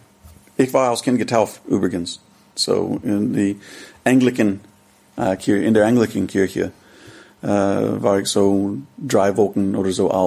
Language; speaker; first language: German; non-native, fluent; English